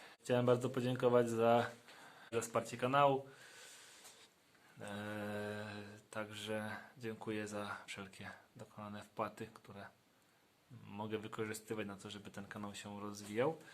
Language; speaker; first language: Polish; native; Polish